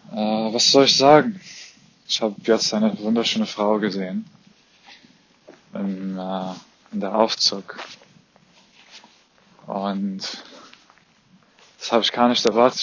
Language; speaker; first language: German; non-native, fluent; Arabic